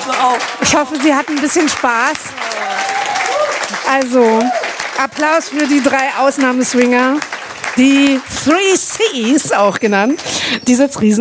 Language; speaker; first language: German; native; German